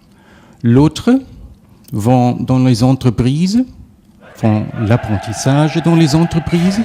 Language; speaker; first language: French; non-native, fluent; German